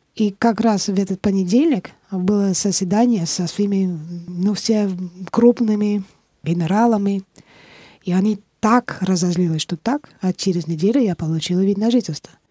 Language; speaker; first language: Russian; non-native, fluent; Dutch